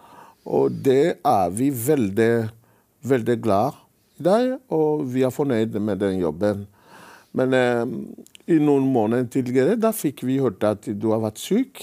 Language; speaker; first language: Norwegian; non-native, fluent; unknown